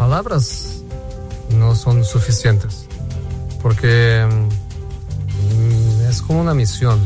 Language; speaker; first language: Spanish; non-native, fluent; Portuguese